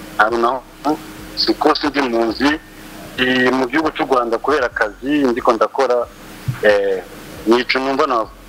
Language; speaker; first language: Rundi; native; Rundi